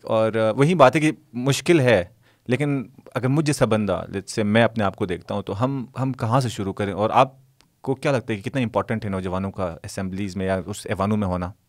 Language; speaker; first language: Urdu; non-native, local second language; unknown